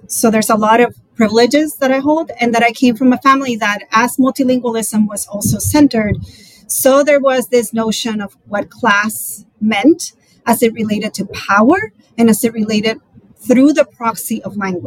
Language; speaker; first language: English; non-native, fluent; Spanish